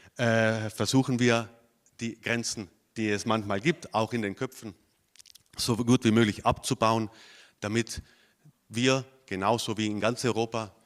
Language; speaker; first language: German; non-native, local second language; Ladin